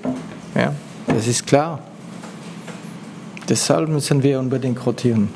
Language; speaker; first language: German; non-native, learner; French